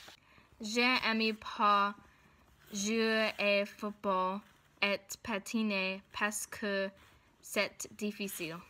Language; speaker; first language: French; non-native, learner; English